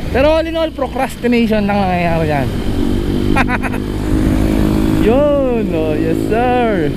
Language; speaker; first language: Filipino; native; Filipino